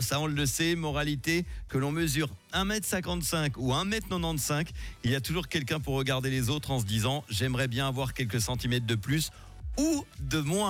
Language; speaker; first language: French; native; French